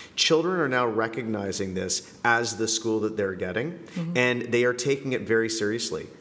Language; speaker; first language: English; native; English